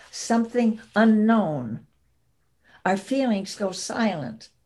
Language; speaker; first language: English; native; English